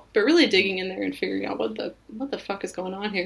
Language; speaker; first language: English; native; English